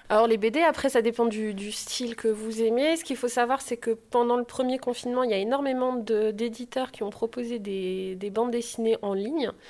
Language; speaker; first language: French; native; French